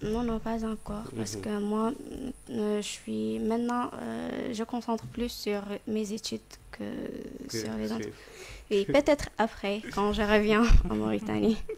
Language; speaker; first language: French; non-native, fluent; Arabic